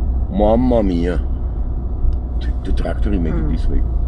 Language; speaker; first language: English; non-native, learner; Italian